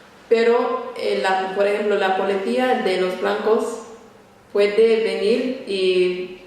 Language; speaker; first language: Spanish; non-native, fluent; English